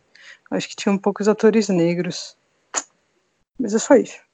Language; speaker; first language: Portuguese; native; Portuguese